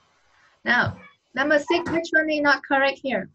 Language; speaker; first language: English; non-native, learner; Vietnamese